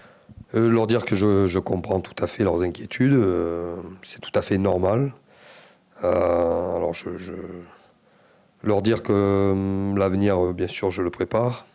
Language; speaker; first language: French; native; French